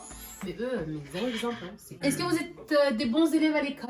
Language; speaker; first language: French; native; French